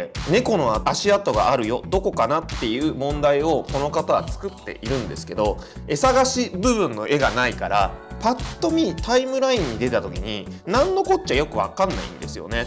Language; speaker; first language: Japanese; native; Japanese